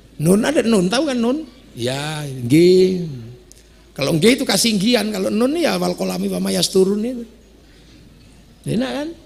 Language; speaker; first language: Indonesian; non-native, local second language; Javanese